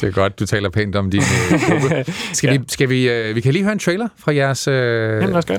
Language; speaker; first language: Danish; native; Danish